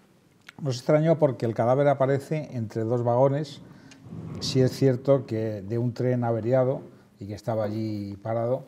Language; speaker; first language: Spanish; native; Spanish